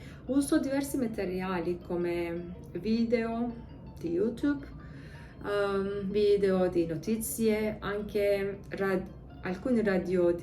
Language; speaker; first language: Italian; non-native, learner; English